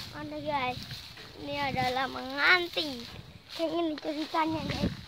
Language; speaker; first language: Indonesian; non-native, local second language; Javanese